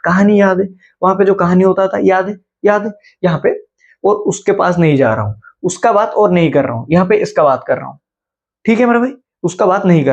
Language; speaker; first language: Hindi; non-native, local second language; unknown